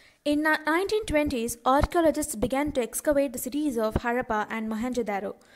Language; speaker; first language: English; non-native, local second language; Tamil